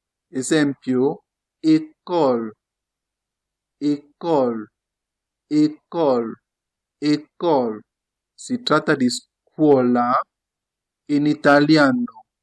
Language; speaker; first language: Italian; non-native, fluent; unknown